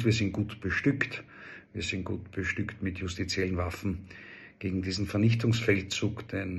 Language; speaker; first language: German; native; German